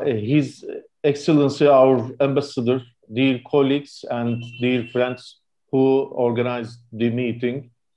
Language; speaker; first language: English; non-native, fluent; Turkish